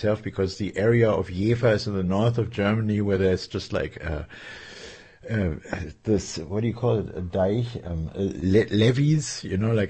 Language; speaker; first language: English; non-native, fluent; German